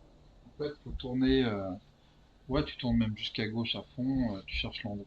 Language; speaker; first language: French; native; French